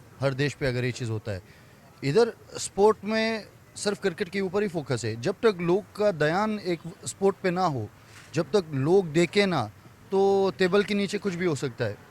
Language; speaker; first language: Hindi; non-native, fluent; Persian